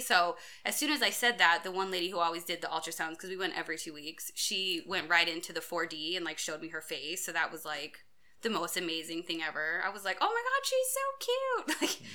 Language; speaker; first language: English; native; English